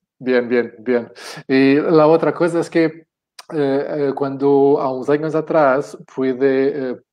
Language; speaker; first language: Spanish; non-native, fluent; Portuguese